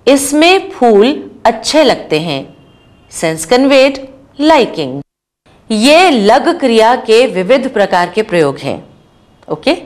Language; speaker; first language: Hindi; native; Hindi